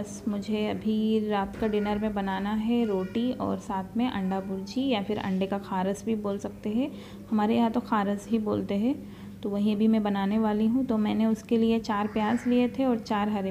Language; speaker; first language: Hindi; native; Hindi